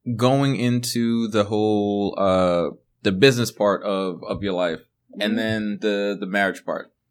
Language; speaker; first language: English; early bilingual, other home language; Haitian Creole